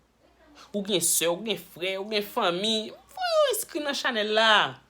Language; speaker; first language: Portuguese; non-native, learner; Haitian Creole